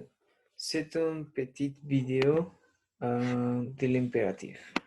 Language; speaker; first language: French; non-native, learner; Spanish